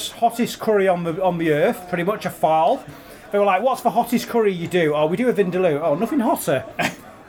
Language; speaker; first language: English; native; English